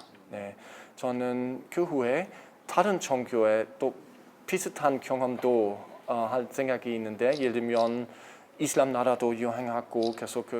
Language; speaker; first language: Korean; non-native, fluent; German